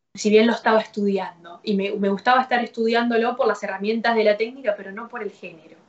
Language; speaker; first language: Spanish; native; Spanish